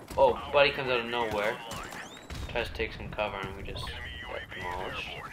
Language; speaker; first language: English; native; English